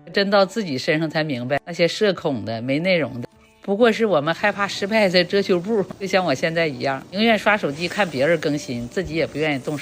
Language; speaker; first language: Chinese; native; Chinese